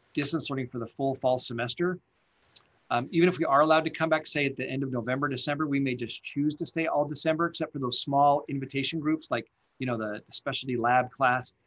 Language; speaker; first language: English; native; English